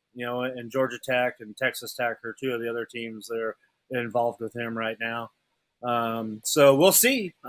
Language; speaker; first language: English; native; English